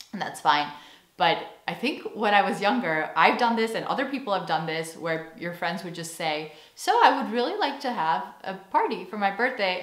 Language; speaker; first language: English; native; English